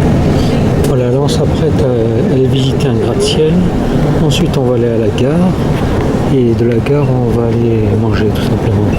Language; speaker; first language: French; native; French